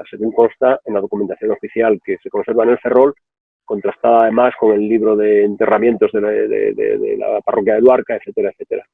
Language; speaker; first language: Spanish; native; Spanish